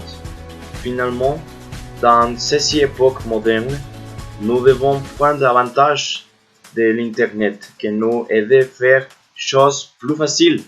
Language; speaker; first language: French; non-native, learner; Spanish